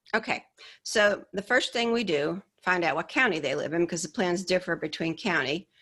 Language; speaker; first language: English; native; English